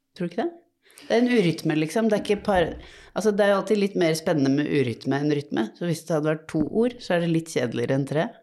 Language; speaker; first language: Norwegian; native; Norwegian